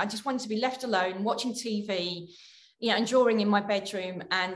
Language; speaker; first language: English; native; English